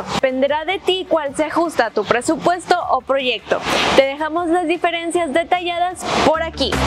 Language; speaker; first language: Spanish; native; Spanish